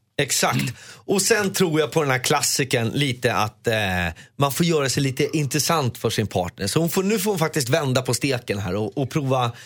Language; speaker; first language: Swedish; native; Swedish